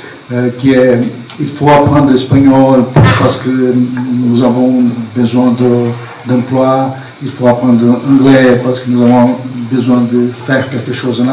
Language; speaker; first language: French; non-native, fluent; Portuguese